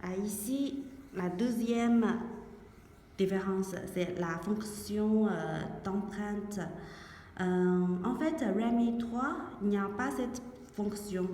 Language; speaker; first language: French; non-native, learner; Chinese